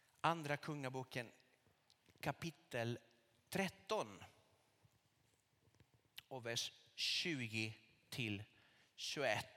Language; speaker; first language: Swedish; non-native, fluent; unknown